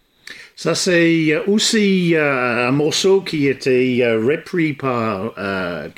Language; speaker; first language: French; non-native, fluent; English